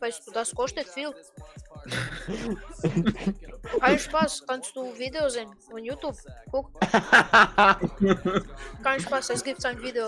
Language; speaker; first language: German; non-native, learner; Croatian